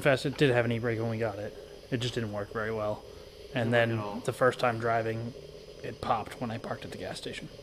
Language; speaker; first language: English; native; English